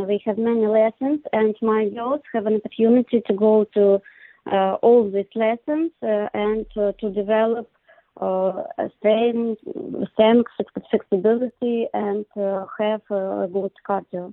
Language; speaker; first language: English; non-native, learner; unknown